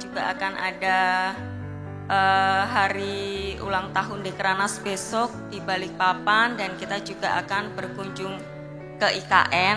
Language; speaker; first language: Indonesian; native; Indonesian